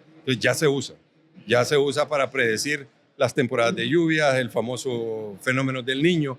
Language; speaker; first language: Spanish; native; Spanish